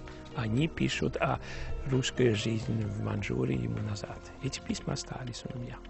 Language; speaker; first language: Russian; early bilingual, heritage; Russian